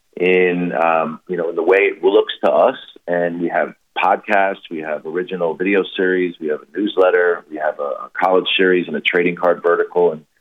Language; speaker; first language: English; native; English